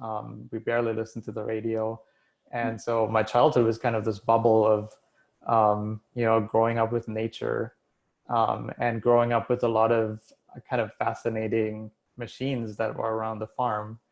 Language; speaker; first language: English; non-native, fluent; German